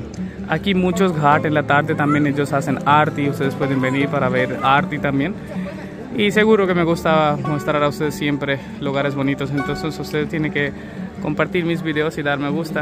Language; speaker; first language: Spanish; non-native, learner; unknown